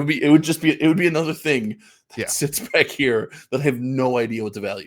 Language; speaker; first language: English; native; English